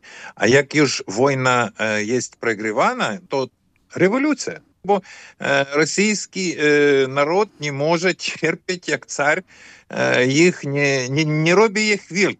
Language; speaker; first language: Polish; non-native, fluent; Ukrainian